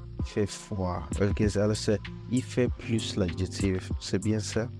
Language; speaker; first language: French; non-native, fluent; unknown